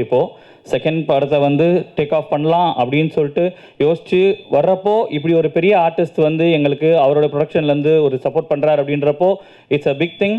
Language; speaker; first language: Tamil; native; Tamil